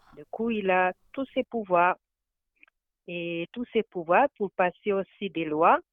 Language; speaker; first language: French; non-native, fluent; Hungarian